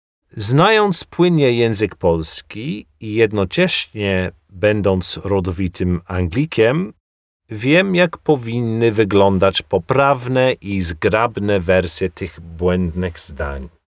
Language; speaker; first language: Polish; non-native, fluent; English